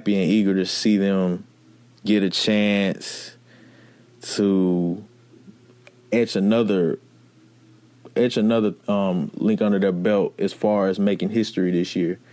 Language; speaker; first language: English; native; English